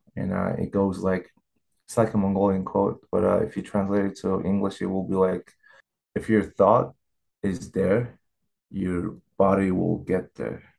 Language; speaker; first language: English; non-native, fluent; Mongolian